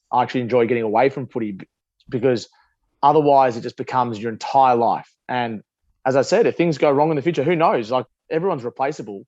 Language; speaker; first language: English; native; English